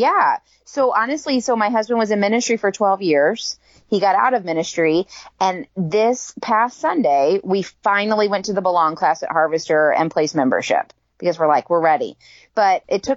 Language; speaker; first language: English; native; English